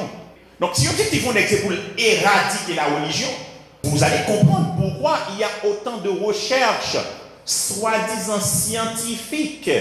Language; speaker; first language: French; non-native, local second language; Haitian Creole